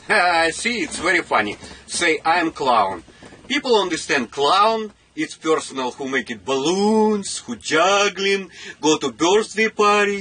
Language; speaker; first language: English; non-native, learner; Russian